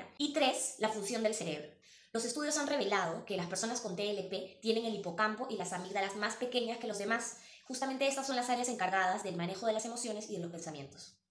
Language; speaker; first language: Spanish; native; Spanish